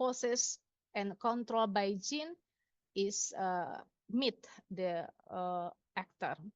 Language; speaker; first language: English; non-native, local second language; Indonesian